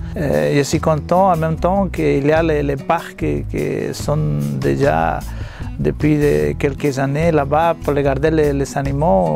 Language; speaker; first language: French; non-native, learner; Spanish